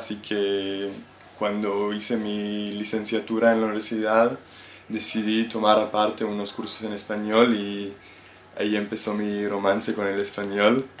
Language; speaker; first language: Spanish; non-native, fluent; Hebrew